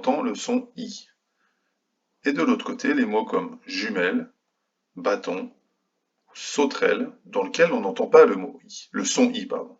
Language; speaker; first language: French; native; French